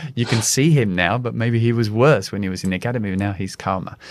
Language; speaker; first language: English; native; English